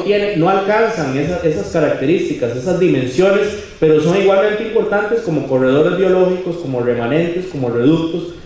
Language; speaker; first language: Spanish; native; Spanish